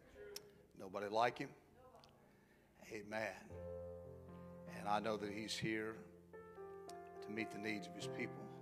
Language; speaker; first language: English; native; English